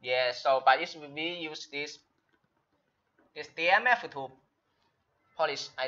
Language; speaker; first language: English; non-native, learner; Chinese